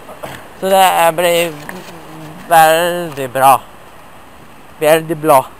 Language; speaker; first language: Swedish; non-native, learner; Norwegian